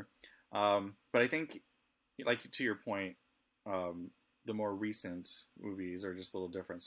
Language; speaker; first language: English; native; English